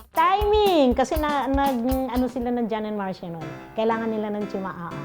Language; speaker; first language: Filipino; native; Filipino